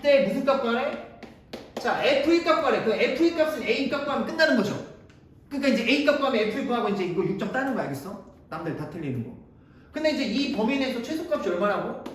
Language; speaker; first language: Korean; native; Korean